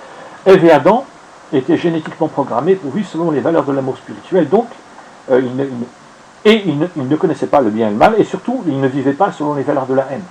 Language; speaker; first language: French; native; French